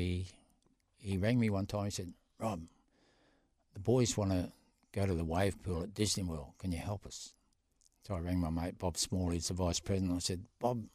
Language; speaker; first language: English; native; English